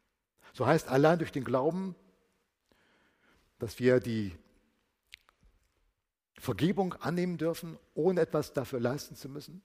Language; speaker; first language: German; native; German